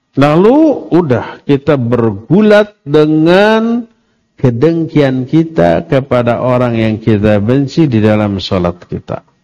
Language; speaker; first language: Indonesian; non-native, local second language; Sundanese